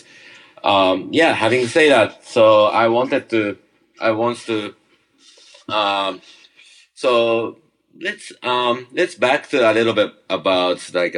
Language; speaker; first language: English; non-native, learner; Japanese